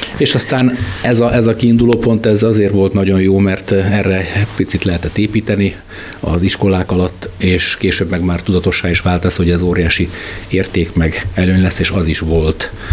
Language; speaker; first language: Hungarian; non-native, local second language; German